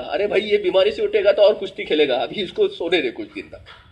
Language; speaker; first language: Hindi; native; Hindi